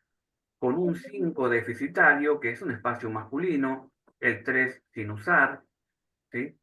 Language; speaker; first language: Spanish; native; Spanish